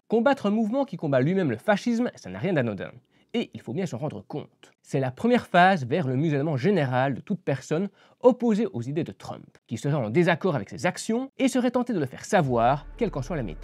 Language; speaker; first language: French; native; French